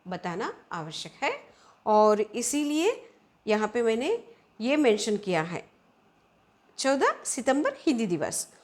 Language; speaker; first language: Hindi; non-native, local second language; Telugu